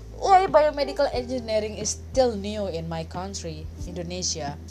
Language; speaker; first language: English; non-native, fluent; Indonesian